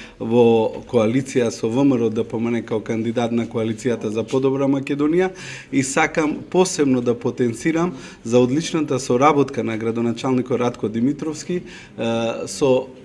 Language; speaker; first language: Macedonian; non-native, local second language; Romany